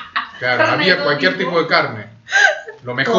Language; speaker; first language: Spanish; early bilingual, other home language; Korean